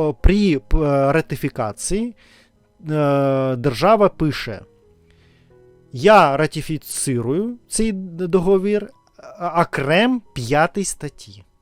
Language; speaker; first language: Ukrainian; non-native, learner; Russian